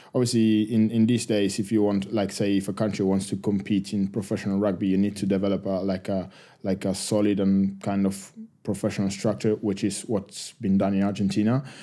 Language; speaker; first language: English; non-native, fluent; Spanish